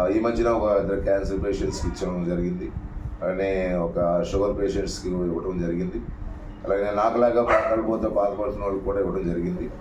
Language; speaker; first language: Telugu; native; Telugu